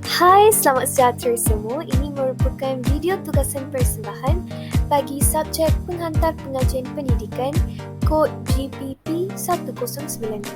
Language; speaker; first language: Malay; non-native, local second language; Tamil